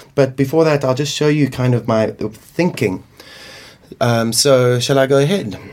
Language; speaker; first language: English; native; English